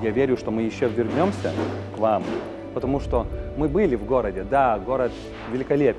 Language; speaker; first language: Russian; non-native, fluent; Lithuanian